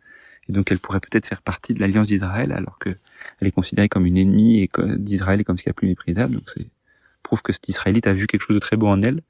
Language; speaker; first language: French; native; French